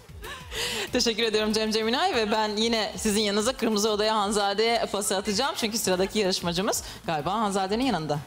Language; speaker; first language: Turkish; native; Turkish